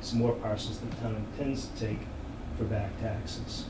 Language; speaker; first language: English; native; English